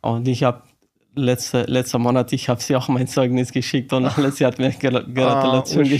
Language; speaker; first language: German; non-native, learner; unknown